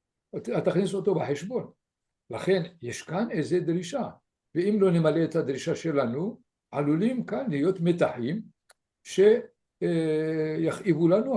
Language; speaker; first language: Hebrew; non-native, fluent; French